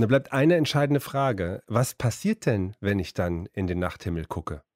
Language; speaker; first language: German; native; German